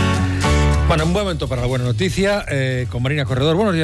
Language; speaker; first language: Spanish; native; Spanish